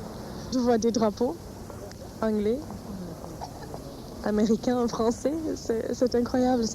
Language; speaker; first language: French; non-native, fluent; German